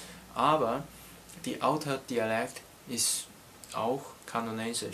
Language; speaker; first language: German; non-native, learner; Cantonese